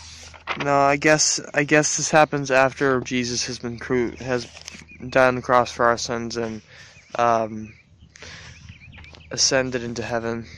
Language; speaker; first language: English; native; English